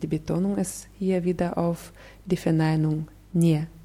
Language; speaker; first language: German; non-native, fluent; Russian